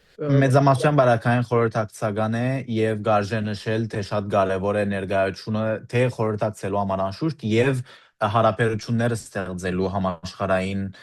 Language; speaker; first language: Armenian; early bilingual, heritage; Armenian